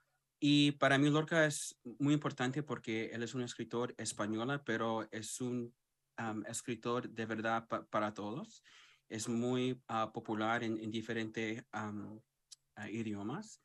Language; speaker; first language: Spanish; early bilingual, heritage; English